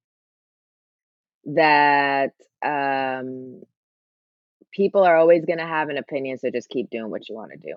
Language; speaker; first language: English; native; English